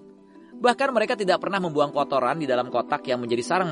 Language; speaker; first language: Indonesian; native; Indonesian